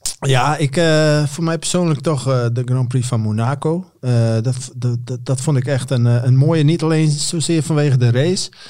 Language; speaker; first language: Dutch; native; Dutch